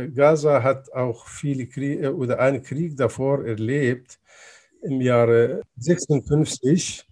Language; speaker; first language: German; non-native, fluent; Arabic